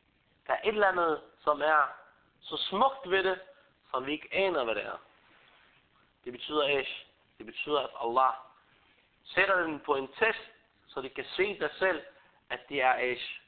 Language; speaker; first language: Danish; early bilingual, other home language; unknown